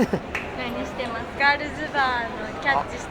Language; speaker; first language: Japanese; native; Japanese